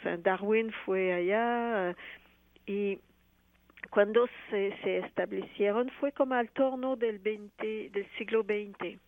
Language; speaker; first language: Spanish; non-native, fluent; French